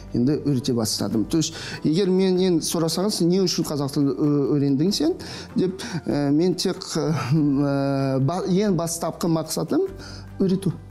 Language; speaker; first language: Kazakh; non-native, fluent; Russian